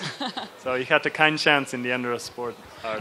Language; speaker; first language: German; non-native, learner; English